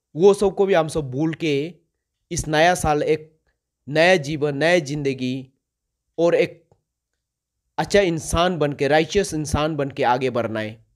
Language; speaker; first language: Hindi; non-native, local second language; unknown